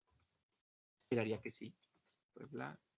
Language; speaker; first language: Spanish; native; Spanish